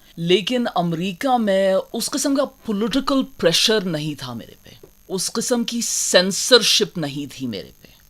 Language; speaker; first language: Urdu; non-native, local second language; Kashmiri